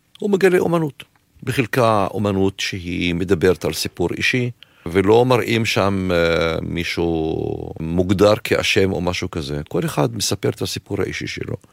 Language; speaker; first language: Hebrew; non-native, local second language; Arabic